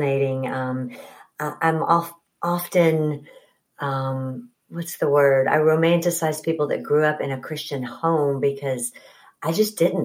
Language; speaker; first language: English; native; English